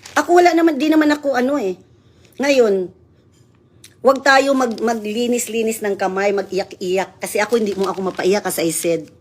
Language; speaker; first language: Filipino; non-native, local second language; Cebuano